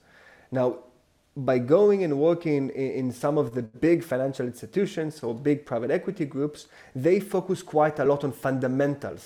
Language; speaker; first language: English; non-native, fluent; Hebrew